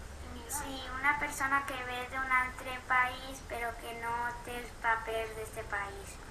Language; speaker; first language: Catalan; non-native, local second language; Spanish